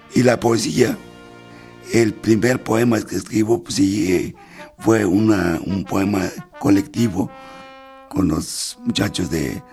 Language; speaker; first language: Spanish; non-native, local second language; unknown